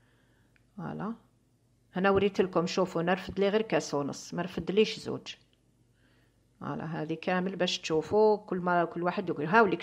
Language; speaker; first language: Arabic; native; Arabic